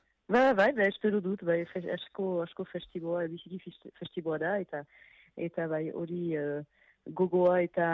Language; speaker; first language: Basque; non-native, local second language; French